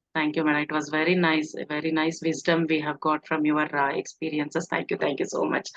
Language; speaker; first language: English; non-native, local second language; Kannada